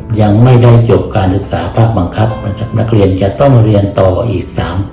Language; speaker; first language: Thai; native; Thai